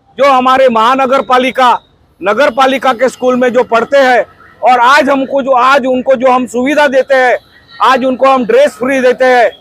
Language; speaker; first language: Hindi; non-native, local second language; Marathi